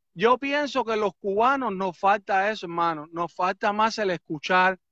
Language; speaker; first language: Spanish; native; Spanish